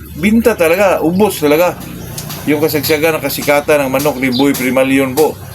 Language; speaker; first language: Filipino; non-native, local second language; Cebuano